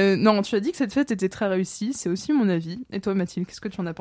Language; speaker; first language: French; native; French